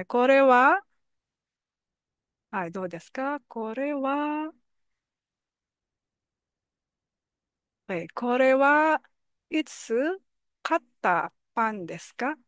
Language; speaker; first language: Japanese; non-native, fluent; Filipino